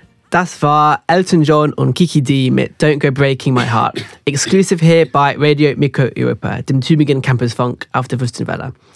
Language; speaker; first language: German; non-native, fluent; English